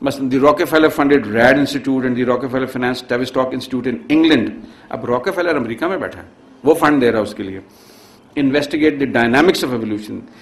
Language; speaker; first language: English; non-native, local second language; Urdu